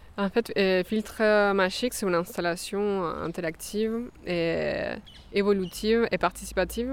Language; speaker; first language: French; non-native, fluent; Spanish